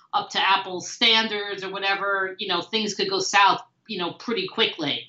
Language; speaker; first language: English; native; English